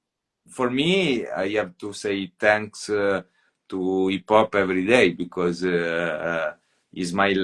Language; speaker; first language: English; non-native, fluent; Italian